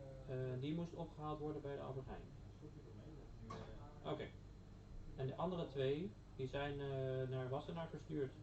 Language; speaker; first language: Dutch; native; Dutch